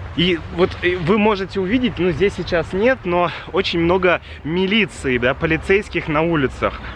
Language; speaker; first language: Russian; native; Russian